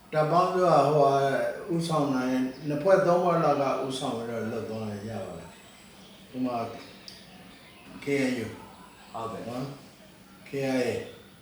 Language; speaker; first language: Burmese; non-native, local second language; S'gaw Karen